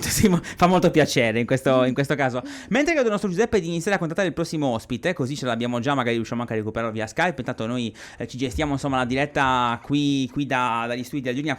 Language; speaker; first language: Italian; native; Italian